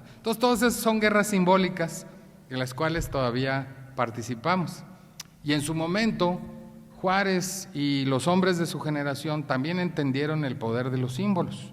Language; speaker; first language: Spanish; native; Spanish